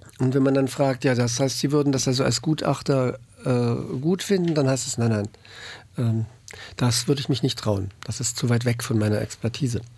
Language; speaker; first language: German; native; German